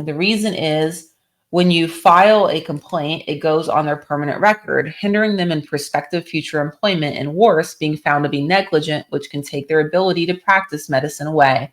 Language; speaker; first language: English; native; English